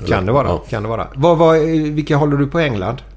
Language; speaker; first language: Swedish; native; Swedish